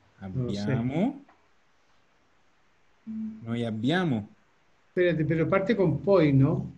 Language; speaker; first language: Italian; non-native, fluent; Spanish